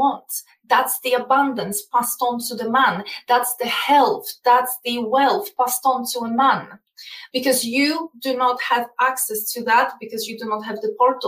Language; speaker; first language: English; non-native, fluent; Polish